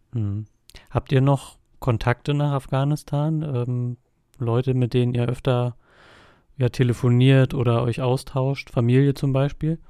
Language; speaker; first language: German; native; German